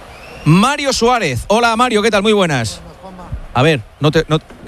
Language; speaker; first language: Spanish; native; Spanish